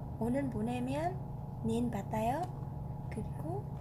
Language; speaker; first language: Korean; non-native, fluent; Vietnamese